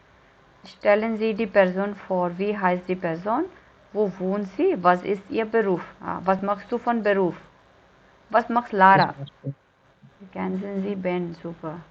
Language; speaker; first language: German; non-native, fluent; Hindi